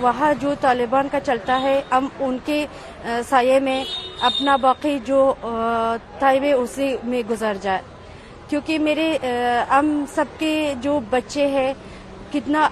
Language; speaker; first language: Hindi; non-native, fluent; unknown